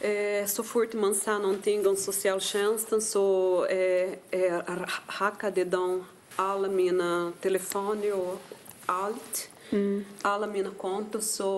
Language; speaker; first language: Swedish; non-native, fluent; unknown